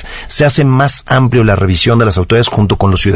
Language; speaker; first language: Spanish; native; Spanish